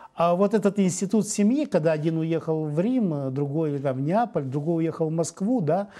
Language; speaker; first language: Russian; native; Russian